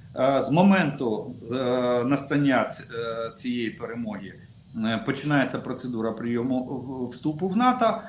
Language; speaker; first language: Ukrainian; non-native, local second language; Russian